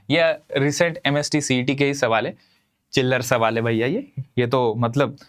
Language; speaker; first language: Hindi; non-native, local second language; Marathi